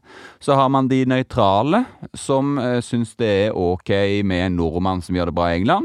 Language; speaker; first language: Norwegian; native; Norwegian